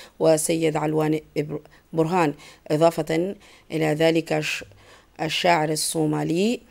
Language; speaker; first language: Arabic; non-native, local second language; Somali